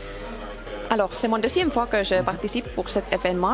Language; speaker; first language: French; non-native, learner; Finnish